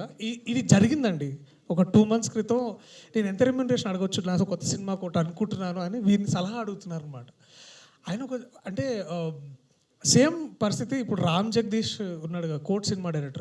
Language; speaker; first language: Telugu; native; Telugu